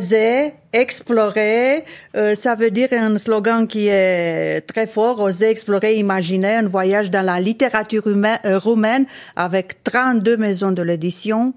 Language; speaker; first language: French; non-native, fluent; Romanian